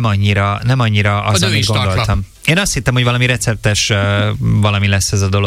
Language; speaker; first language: Hungarian; native; Hungarian